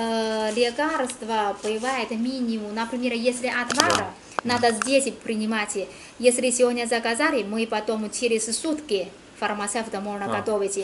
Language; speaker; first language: Russian; non-native, learner; Chinese